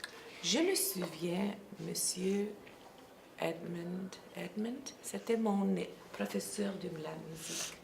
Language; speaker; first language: French; non-native, local second language; English